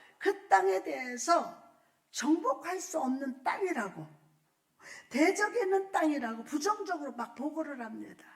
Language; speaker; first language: Korean; native; Korean